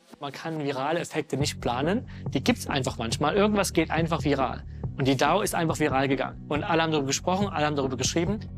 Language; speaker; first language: German; native; German